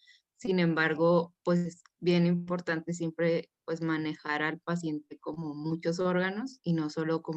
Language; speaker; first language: Spanish; native; Spanish